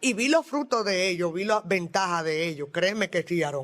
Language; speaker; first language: Spanish; native; Spanish